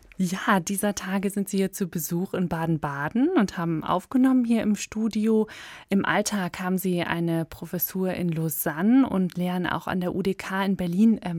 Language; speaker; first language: German; native; German